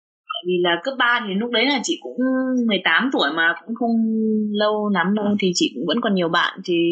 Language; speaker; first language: Vietnamese; early bilingual, other home language; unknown